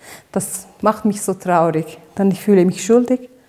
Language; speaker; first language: German; non-native, fluent; Turkish